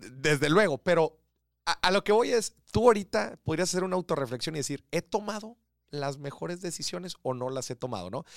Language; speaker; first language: Spanish; native; Spanish